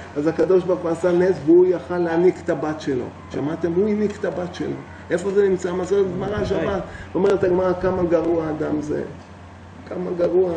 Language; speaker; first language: Hebrew; native; Hebrew